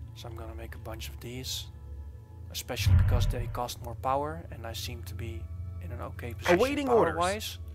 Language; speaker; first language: English; non-native, fluent; Dutch